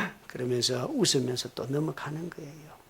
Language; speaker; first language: Korean; native; Korean